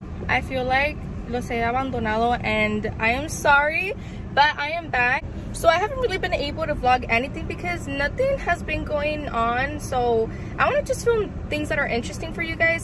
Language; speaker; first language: English; early bilingual, other home language; Spanish